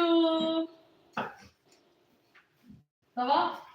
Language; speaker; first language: French; non-native, learner; English